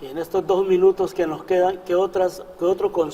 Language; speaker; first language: Spanish; native; Spanish